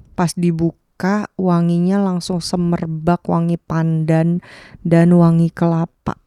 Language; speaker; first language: Indonesian; native; Indonesian